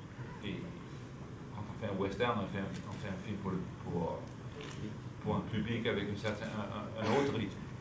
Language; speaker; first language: French; non-native, fluent; Danish